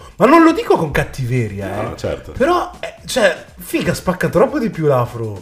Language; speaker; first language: Italian; early bilingual, other home language; Yoruba